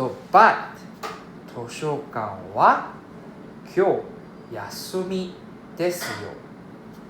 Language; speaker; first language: Japanese; non-native, fluent; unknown